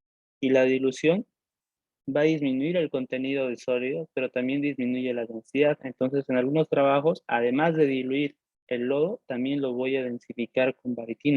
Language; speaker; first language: Spanish; native; Spanish